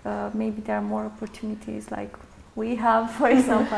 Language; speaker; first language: English; non-native, fluent; Romanian